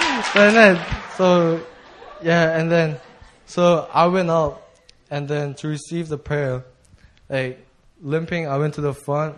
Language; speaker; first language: English; native; English